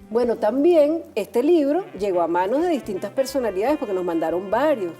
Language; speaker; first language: Spanish; native; Spanish